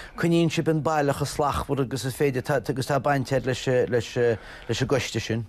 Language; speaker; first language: Irish; native; Irish